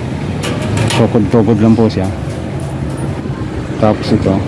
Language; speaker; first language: Filipino; native; Filipino